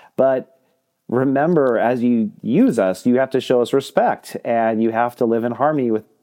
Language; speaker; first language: English; native; English